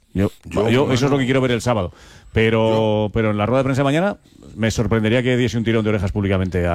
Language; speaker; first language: Spanish; native; Spanish